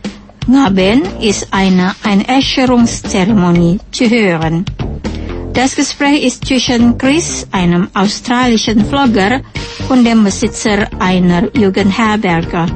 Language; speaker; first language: German; non-native, local second language; Indonesian